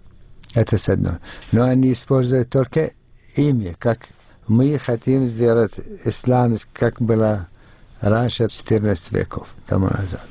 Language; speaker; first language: Russian; non-native, fluent; Arabic